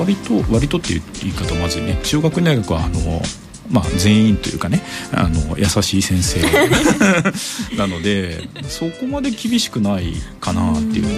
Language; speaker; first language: Japanese; native; Japanese